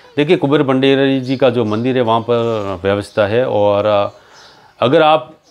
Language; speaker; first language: Hindi; native; Hindi